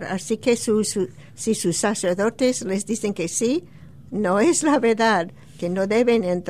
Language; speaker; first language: Spanish; non-native, fluent; English